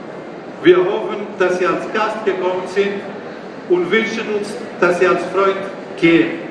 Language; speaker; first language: German; non-native, fluent; Greek